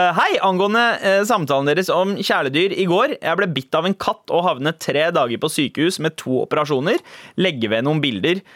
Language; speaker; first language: Norwegian; early bilingual, other home language; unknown